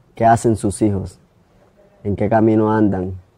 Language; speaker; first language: Spanish; native; Spanish